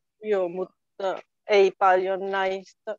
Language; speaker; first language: Finnish; non-native, learner; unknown